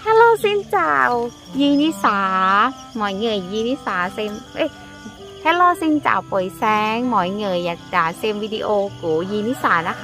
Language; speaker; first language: Vietnamese; non-native, learner; Thai